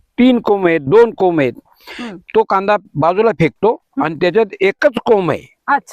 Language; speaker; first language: Marathi; native; Marathi